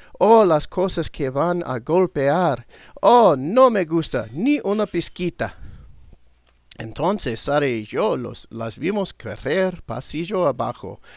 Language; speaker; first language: Spanish; non-native, learner; English